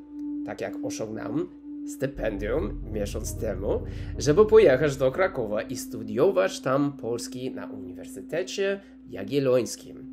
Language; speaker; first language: Polish; non-native, learner; English